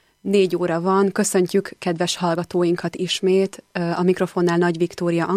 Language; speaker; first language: Hungarian; native; Hungarian